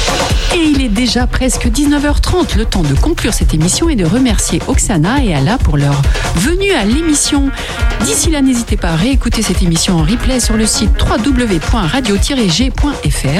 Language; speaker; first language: French; native; French